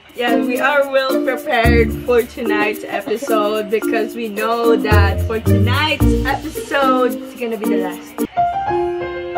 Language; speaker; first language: English; non-native, local second language; Filipino